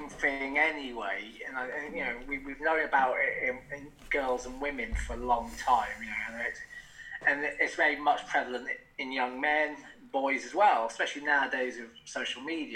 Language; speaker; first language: English; native; English